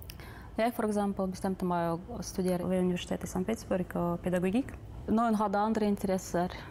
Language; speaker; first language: Swedish; non-native, fluent; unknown